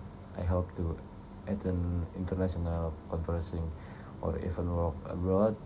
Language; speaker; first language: English; non-native, learner; Indonesian